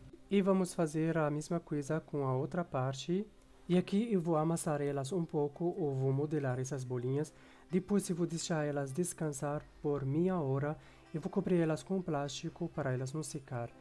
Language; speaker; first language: Portuguese; non-native, fluent; Arabic